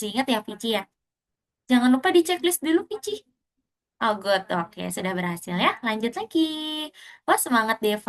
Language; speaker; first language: Indonesian; native; Indonesian